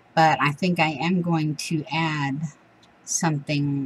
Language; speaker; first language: English; native; English